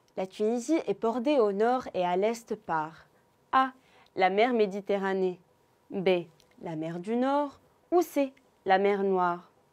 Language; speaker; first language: French; non-native, local second language; Arabic